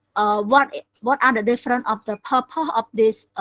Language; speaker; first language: English; non-native, learner; Khmer